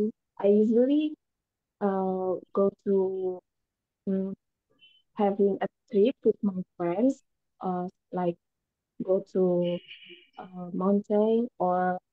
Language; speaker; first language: English; non-native, learner; Indonesian